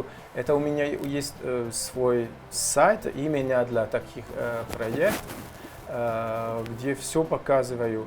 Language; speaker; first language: Russian; non-native, learner; French